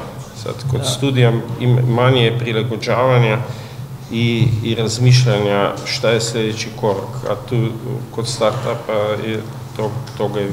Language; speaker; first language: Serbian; non-native, fluent; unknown